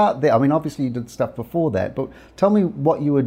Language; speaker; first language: English; native; English